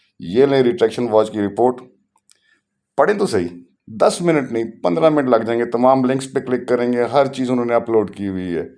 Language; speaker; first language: Urdu; non-native, local second language; Punjabi